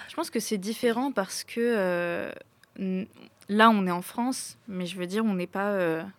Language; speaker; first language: French; native; French